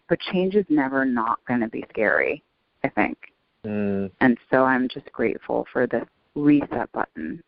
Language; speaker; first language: English; native; English